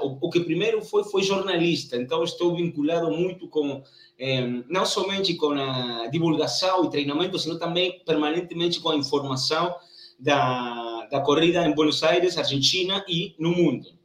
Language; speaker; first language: Portuguese; non-native, learner; Spanish